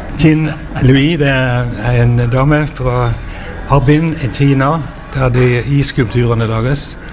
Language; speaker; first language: Norwegian; native; Norwegian